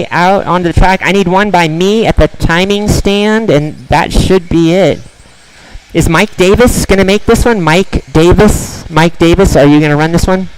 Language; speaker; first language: English; native; English